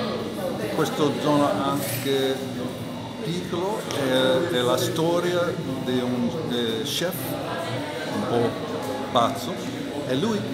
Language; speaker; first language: Italian; non-native, learner; English